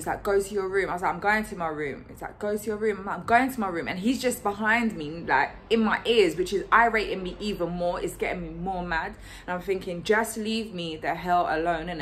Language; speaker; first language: English; native; English